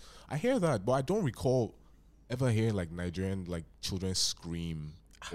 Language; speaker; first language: English; non-native, local second language; Yoruba